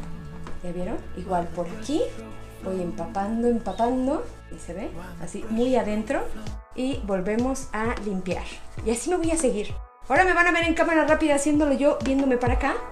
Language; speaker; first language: Spanish; native; Spanish